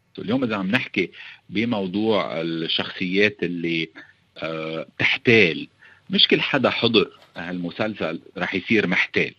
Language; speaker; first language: Arabic; native; Arabic